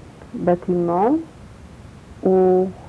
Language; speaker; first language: French; non-native, learner; Polish